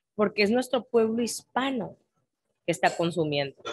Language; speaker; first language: Spanish; native; Spanish